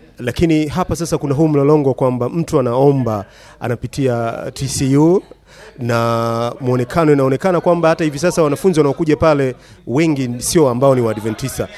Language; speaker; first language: Swahili; native; Swahili